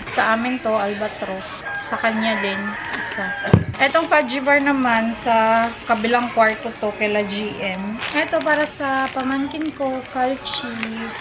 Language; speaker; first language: Filipino; non-native, local second language; Cebuano